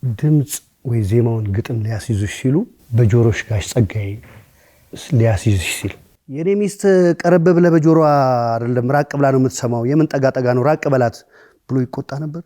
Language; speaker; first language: Amharic; native; Amharic